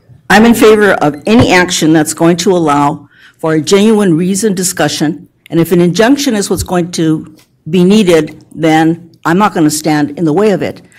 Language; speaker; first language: English; early bilingual, other home language; Spanish